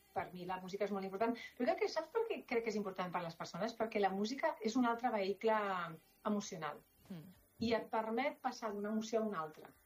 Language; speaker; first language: Catalan; non-native, local second language; Spanish